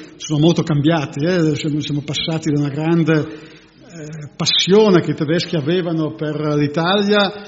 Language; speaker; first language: Italian; native; Italian